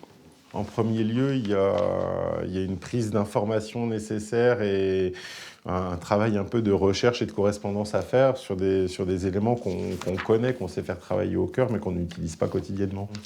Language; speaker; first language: French; native; French